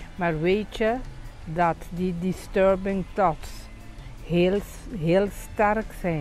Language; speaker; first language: Dutch; non-native, local second language; Papiamento